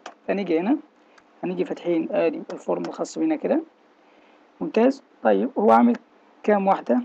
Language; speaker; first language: Arabic; native; Arabic